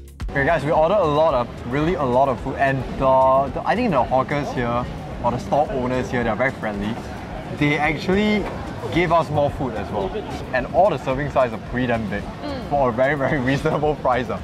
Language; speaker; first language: English; native; English